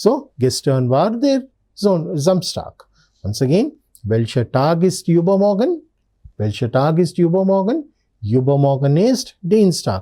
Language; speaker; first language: German; non-native, learner; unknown